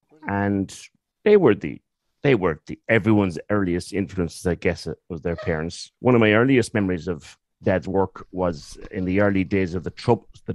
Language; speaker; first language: English; native; English